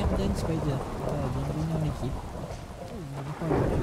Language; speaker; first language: French; native; French